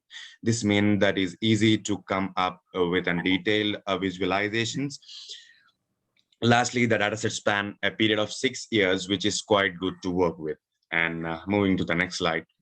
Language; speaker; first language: English; non-native, local second language; Urdu